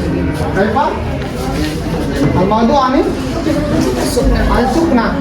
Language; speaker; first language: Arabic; non-native, fluent; Indonesian